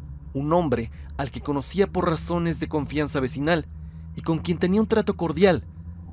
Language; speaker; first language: Spanish; native; Spanish